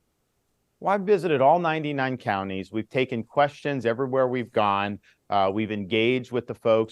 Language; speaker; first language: English; native; English